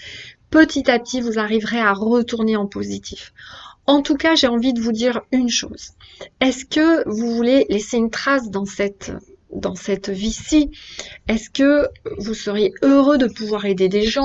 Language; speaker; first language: French; native; French